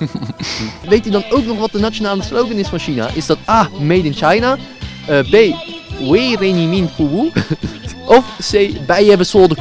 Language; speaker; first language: Dutch; native; Dutch